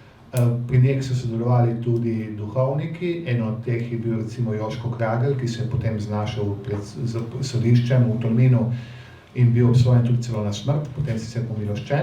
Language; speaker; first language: Slovenian; native; Slovenian